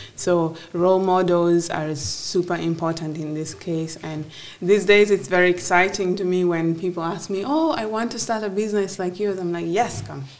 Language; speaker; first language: English; non-native, local second language; Acoli